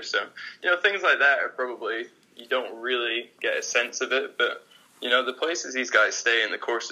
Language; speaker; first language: English; native; English